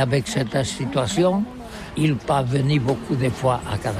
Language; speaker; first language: French; non-native, learner; Catalan